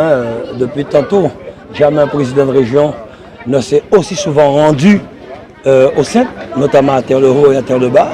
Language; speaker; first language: French; native; French